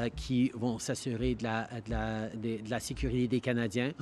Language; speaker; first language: French; early bilingual, heritage; French